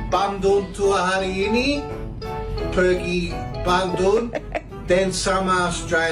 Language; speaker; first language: Indonesian; non-native, learner; English